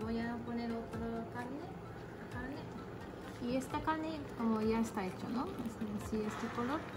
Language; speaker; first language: Spanish; non-native, fluent; Japanese